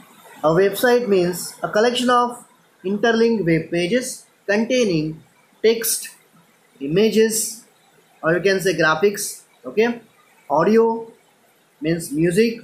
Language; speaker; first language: English; non-native, local second language; Marathi